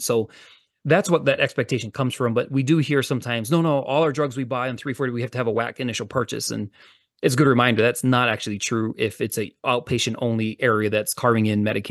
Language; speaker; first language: English; native; English